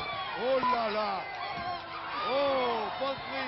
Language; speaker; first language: French; native; French